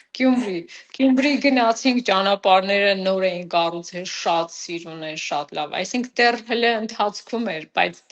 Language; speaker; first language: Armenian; native; Armenian